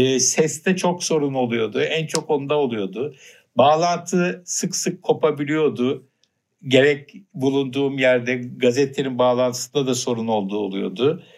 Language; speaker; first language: Turkish; native; Turkish